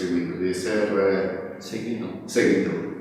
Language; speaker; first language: Spanish; non-native, learner; Italian